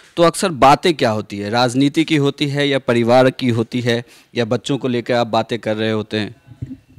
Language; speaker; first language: Hindi; native; Hindi